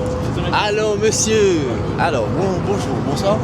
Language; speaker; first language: French; native; French